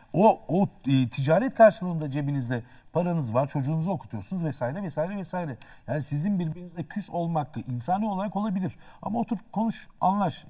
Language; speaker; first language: Turkish; native; Turkish